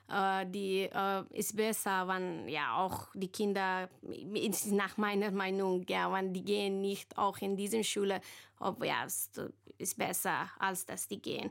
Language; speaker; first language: German; non-native, learner; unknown